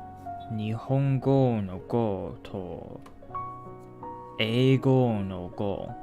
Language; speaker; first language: Japanese; non-native, learner; English